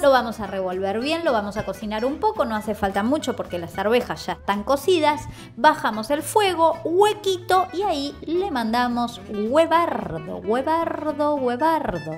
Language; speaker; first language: Spanish; native; Spanish